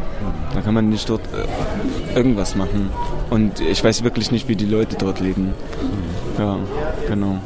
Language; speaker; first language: German; non-native, learner; Arabic